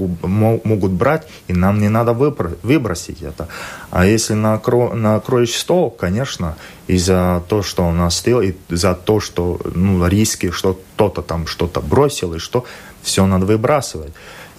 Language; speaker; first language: Russian; non-native, local second language; Latvian